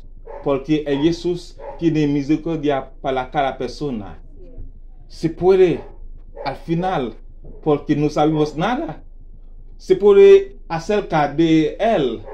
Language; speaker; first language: Spanish; non-native, learner; Haitian Creole